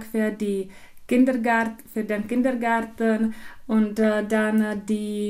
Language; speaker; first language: German; non-native, local second language; Czech